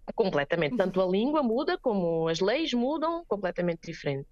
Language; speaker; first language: Portuguese; native; Portuguese